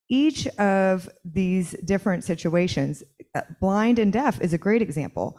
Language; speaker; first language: English; native; English